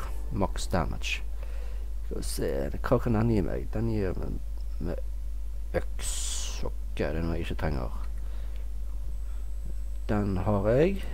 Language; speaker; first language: Norwegian; native; Norwegian